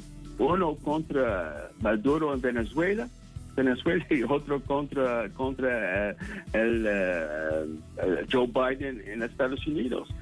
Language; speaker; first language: Spanish; non-native, fluent; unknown